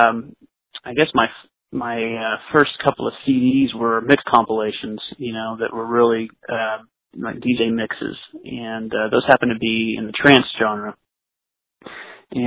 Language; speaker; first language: English; native; English